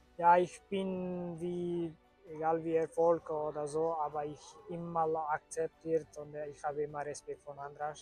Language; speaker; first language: German; non-native, learner; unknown